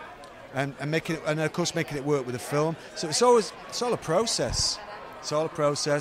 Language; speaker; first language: English; native; English